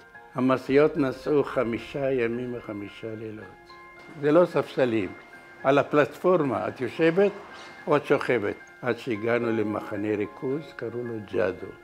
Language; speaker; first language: Hebrew; non-native, fluent; Arabic